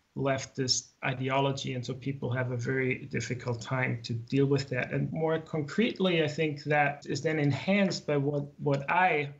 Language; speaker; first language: English; non-native, fluent; German